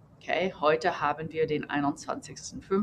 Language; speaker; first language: German; non-native, fluent; English